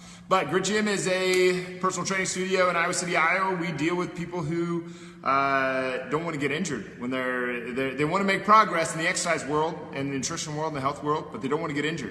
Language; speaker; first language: English; native; English